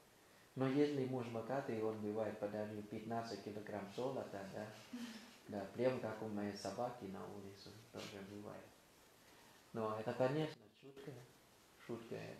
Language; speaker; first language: Russian; non-native, learner; Thai